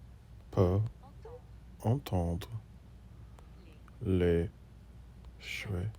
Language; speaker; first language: French; non-native, learner; English